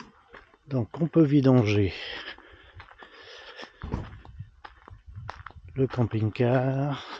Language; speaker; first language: French; native; French